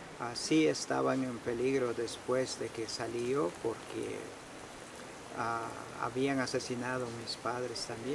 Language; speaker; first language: Spanish; non-native, local second language; Kʼicheʼ